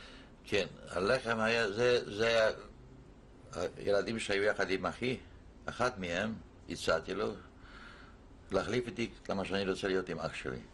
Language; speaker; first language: Hebrew; non-native, fluent; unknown